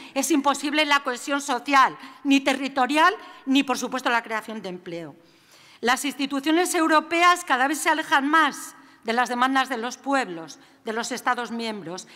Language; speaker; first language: Spanish; native; Spanish